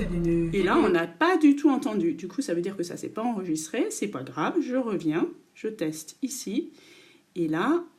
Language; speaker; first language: French; native; French